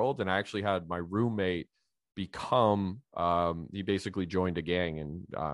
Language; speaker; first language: English; native; English